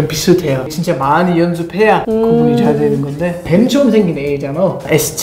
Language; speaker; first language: Korean; non-native, fluent; German